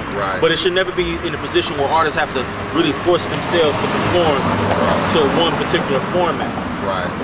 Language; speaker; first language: English; native; English